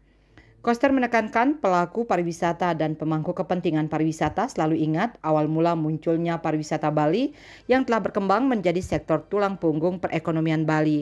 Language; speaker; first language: Indonesian; native; Indonesian